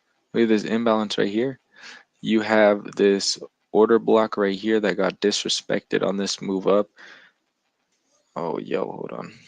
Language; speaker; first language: English; native; English